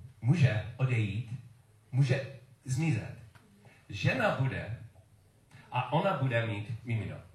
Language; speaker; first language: Czech; non-native, learner; English